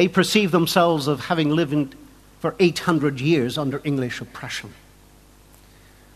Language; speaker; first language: English; native; English